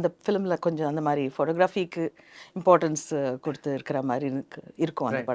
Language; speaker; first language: Tamil; non-native, local second language; Telugu